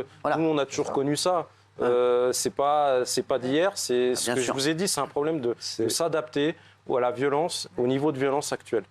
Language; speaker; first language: French; native; French